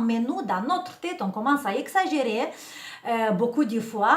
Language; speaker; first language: French; non-native, fluent; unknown